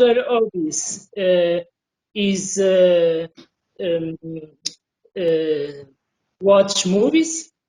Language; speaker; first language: English; non-native, learner; Portuguese